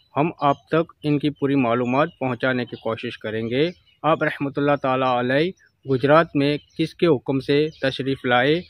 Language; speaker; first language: Urdu; non-native, local second language; Gujarati